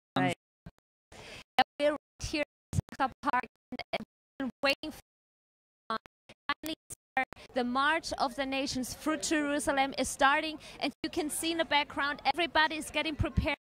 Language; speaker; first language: English; non-native, fluent; German